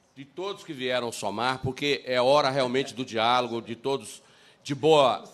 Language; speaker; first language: Portuguese; native; Portuguese